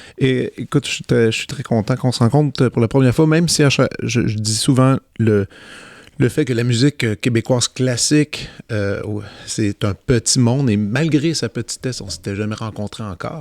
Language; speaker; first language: French; native; French